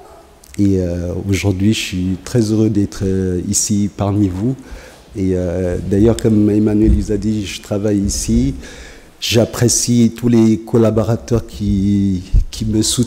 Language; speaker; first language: French; non-native, fluent; Tigrinya